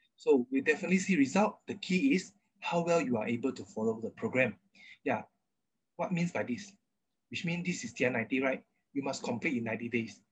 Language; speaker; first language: English; non-native, local second language; Chinese